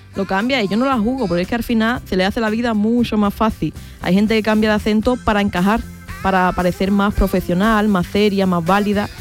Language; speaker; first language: Spanish; native; Spanish